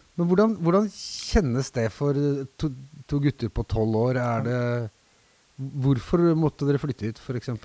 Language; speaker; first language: Norwegian; native; Norwegian